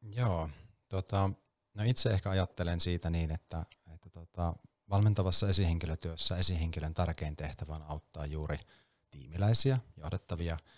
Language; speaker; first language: Finnish; native; Finnish